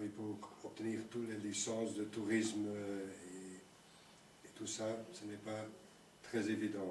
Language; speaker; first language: French; non-native, local second language; Dutch